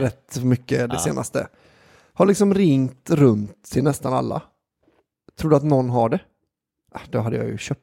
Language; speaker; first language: Swedish; native; Swedish